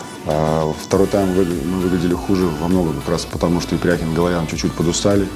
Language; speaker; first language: Russian; native; Russian